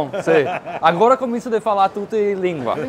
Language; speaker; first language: Italian; non-native, learner; English